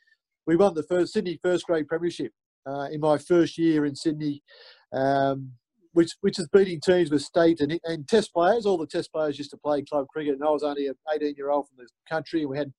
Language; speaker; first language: English; native; English